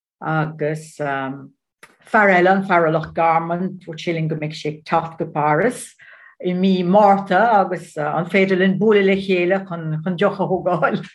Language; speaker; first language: Irish; non-native, learner; Dutch